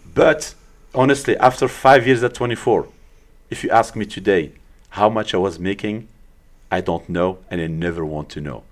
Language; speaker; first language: English; early bilingual, other home language; Arabic